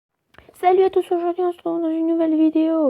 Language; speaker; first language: French; native; French